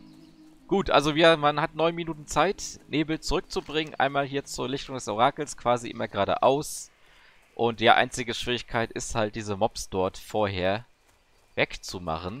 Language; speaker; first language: German; native; German